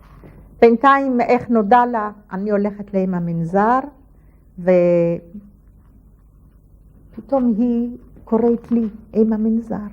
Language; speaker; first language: Hebrew; non-native, fluent; Polish